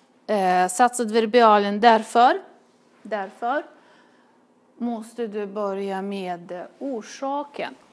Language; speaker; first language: Swedish; non-native, fluent; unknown